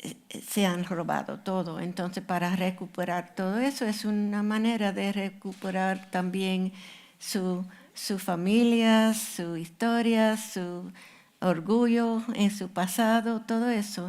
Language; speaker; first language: Spanish; non-native, fluent; English